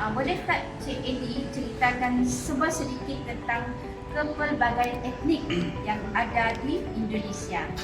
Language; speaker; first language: Malay; native; Malay